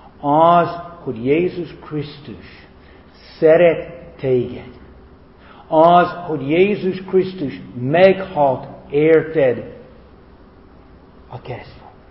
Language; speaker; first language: Hungarian; non-native, fluent; English